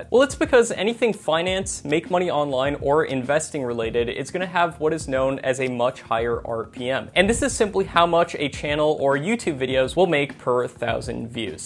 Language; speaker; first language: English; native; English